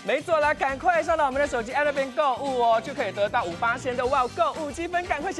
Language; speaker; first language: Chinese; native; Chinese